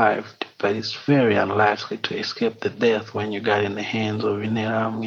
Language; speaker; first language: English; non-native, local second language; Kinyarwanda